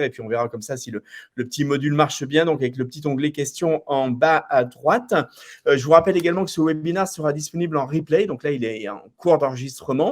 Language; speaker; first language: French; native; French